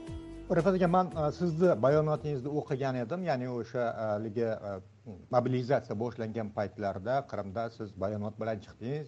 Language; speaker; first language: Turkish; non-native, learner; Uzbek